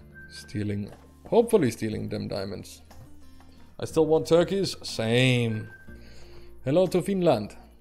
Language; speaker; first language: English; non-native, fluent; Danish